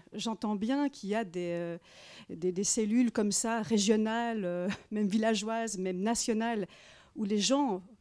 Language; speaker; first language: French; native; French